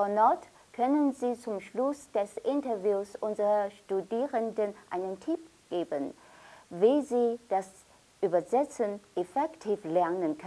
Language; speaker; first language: German; non-native, fluent; Chinese